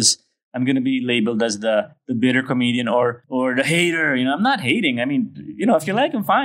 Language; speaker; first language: English; non-native, local second language; Filipino